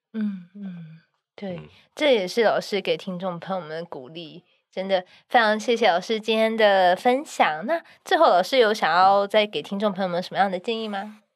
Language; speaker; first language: Chinese; native; Chinese